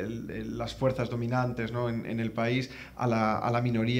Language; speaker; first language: Spanish; native; Spanish